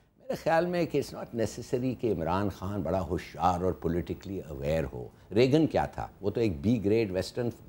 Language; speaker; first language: Urdu; native; Urdu